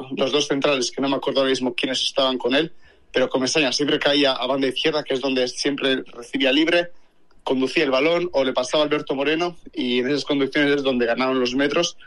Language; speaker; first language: Spanish; native; Spanish